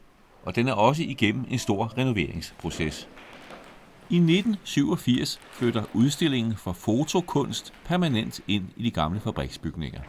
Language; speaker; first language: Danish; native; Danish